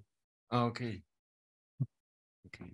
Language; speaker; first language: English; non-native, fluent; Spanish